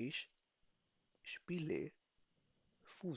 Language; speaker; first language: German; non-native, fluent; Urdu